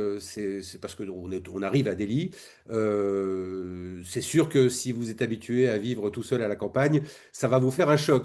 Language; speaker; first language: French; native; French